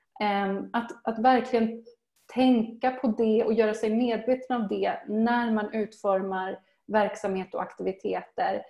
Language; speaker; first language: Swedish; native; Swedish